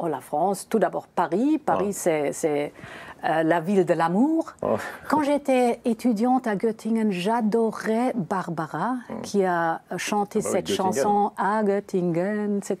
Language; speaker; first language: French; non-native, fluent; German